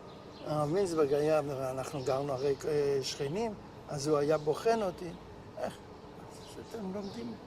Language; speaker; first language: Hebrew; non-native, local second language; Yiddish